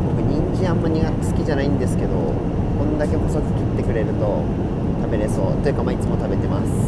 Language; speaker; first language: Japanese; native; Japanese